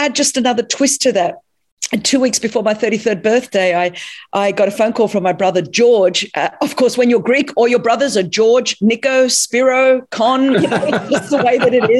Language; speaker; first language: English; non-native, local second language; Greek